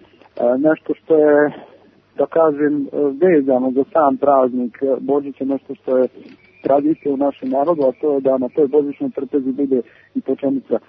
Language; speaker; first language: Serbian; native; Serbian